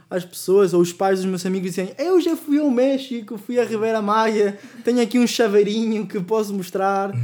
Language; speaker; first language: Portuguese; early bilingual, other home language; Spanish